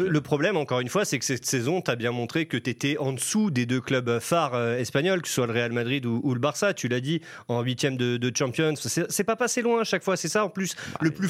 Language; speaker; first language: French; native; French